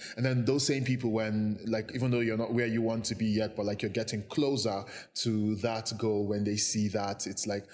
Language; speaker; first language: English; non-native, local second language; Igbo